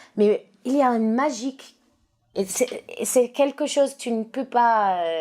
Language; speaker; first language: French; non-native, learner; English